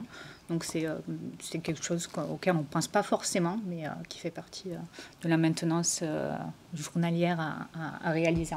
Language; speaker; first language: French; native; French